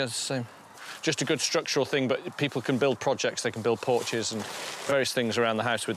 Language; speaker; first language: English; native; English